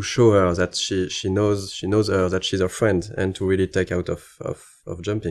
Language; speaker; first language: English; non-native, fluent; French